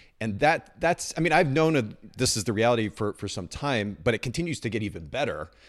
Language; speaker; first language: English; native; English